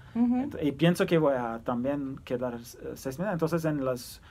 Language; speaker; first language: Spanish; early bilingual, other home language; Turkish